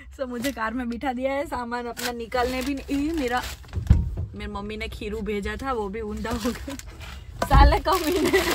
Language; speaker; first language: Hindi; non-native, local second language; Gujarati